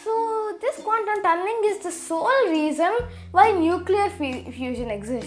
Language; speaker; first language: English; early bilingual, other home language; Telugu